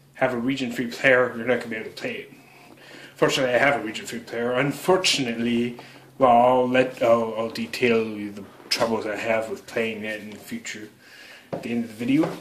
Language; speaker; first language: English; native; English